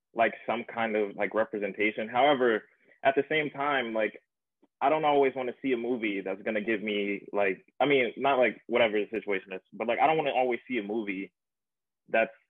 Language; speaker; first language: English; native; English